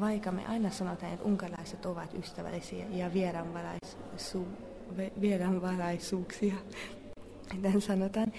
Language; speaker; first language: Finnish; non-native, fluent; Hungarian